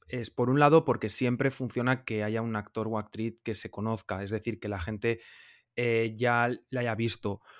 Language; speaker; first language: Spanish; native; Spanish